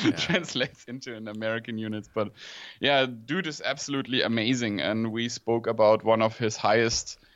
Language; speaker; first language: English; non-native, fluent; German